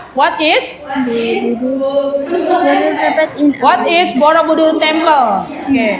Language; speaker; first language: English; non-native, learner; Indonesian